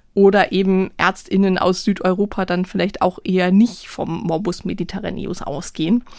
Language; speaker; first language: German; native; German